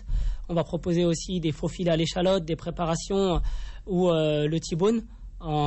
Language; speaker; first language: French; native; French